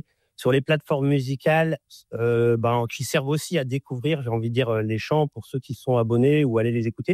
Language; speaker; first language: French; native; French